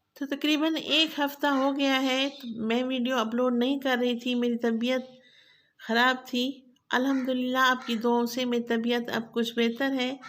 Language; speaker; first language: Urdu; non-native, local second language; Saraiki